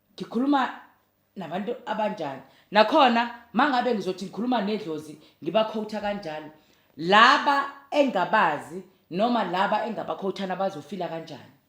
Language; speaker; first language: Zulu; native; Zulu